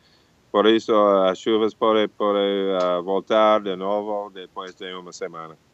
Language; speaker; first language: Portuguese; non-native, fluent; English